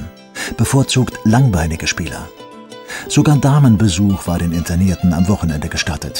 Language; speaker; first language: German; native; German